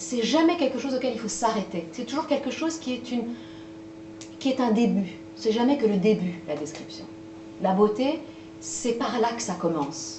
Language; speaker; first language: French; native; French